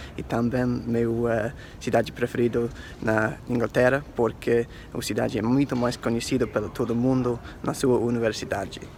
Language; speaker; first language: Portuguese; non-native, learner; English